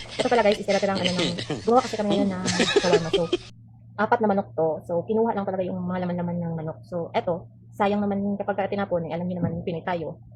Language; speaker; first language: Filipino; non-native, local second language; Cebuano